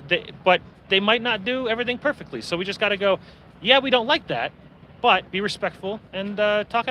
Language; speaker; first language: English; native; English